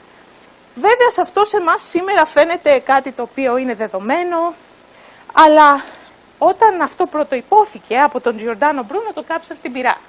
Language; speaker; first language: Greek; native; Greek